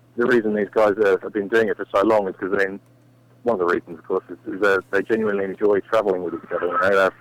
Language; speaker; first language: English; native; English